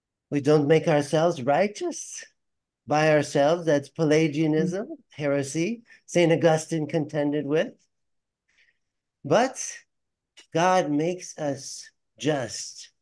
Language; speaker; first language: English; native; English